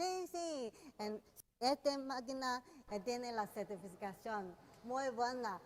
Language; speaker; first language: Spanish; non-native, learner; Chinese